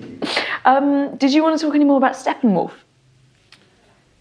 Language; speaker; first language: English; native; English